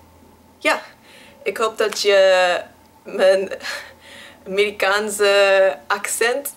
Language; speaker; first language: Dutch; non-native, learner; English